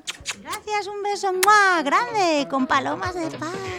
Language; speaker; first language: Spanish; native; Spanish